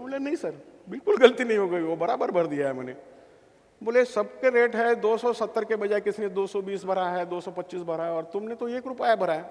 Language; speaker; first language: Hindi; non-native, local second language; Marathi